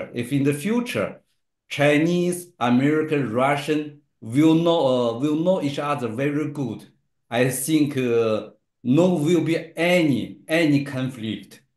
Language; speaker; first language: English; non-native, learner; Chinese